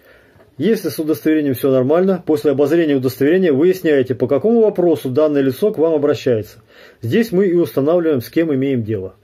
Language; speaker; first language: Russian; native; Russian